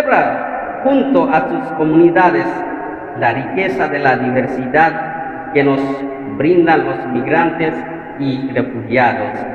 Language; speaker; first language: Spanish; non-native, fluent; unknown